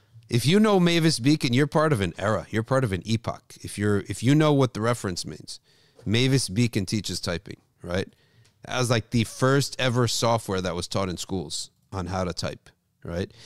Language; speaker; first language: English; native; English